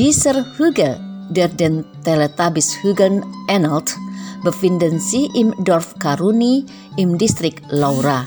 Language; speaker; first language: German; non-native, fluent; Indonesian